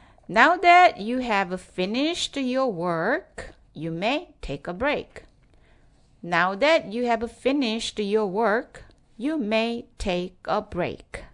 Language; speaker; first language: English; non-native, fluent; Korean